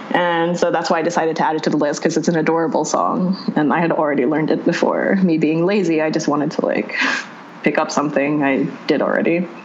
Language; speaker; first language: English; non-native, local second language; Cebuano